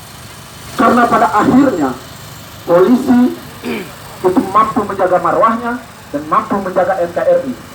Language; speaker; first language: Indonesian; native; Indonesian